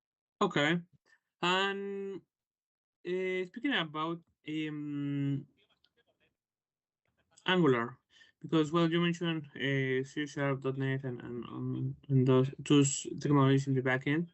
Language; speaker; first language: English; non-native, fluent; Spanish